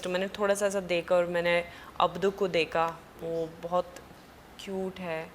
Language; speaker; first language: Hindi; non-native, fluent; Swedish